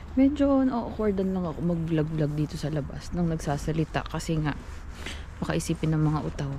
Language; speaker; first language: Filipino; native; Filipino